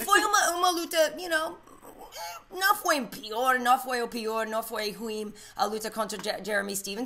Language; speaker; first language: Portuguese; non-native, learner; English